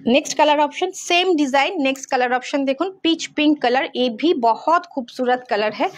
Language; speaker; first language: Hindi; non-native, local second language; Bangla